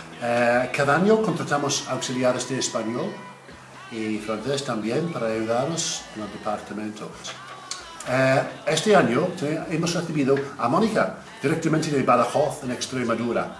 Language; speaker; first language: Spanish; non-native, fluent; English